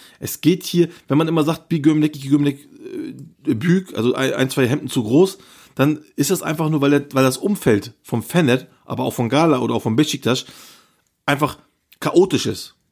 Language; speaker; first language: German; early bilingual, other home language; Turkish